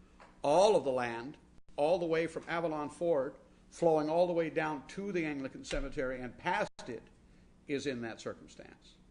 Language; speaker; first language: English; native; English